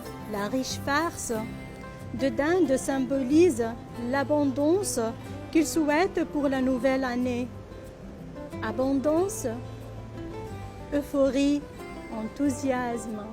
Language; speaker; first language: French; non-native, local second language; Arabic